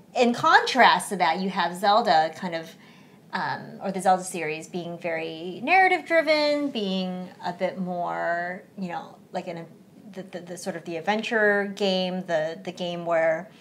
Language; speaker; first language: English; early bilingual, other home language; Chinese